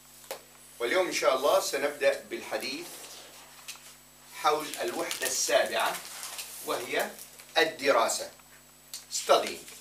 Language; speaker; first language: Arabic; non-native, fluent; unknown